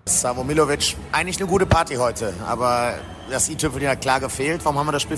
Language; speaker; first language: German; native; German